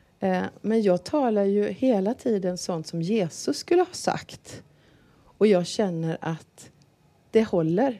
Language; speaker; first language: Swedish; native; Swedish